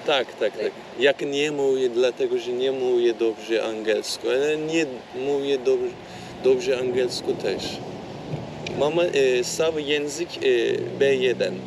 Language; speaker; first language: Polish; non-native, learner; Turkish